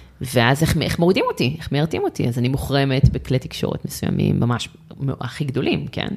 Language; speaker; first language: Hebrew; native; Hebrew